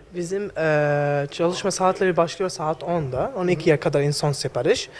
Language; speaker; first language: Turkish; non-native, learner; Arabic